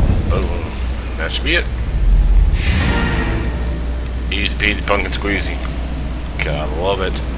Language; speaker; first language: English; native; English